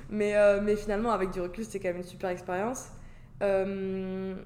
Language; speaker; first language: French; native; French